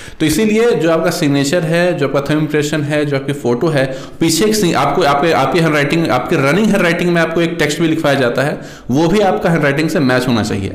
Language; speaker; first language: Hindi; native; Hindi